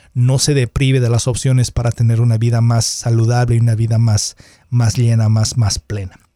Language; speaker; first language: Spanish; native; Spanish